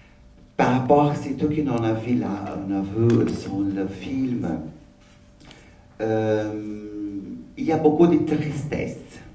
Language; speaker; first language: French; non-native, learner; Portuguese